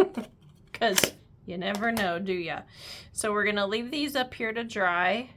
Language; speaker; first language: English; native; English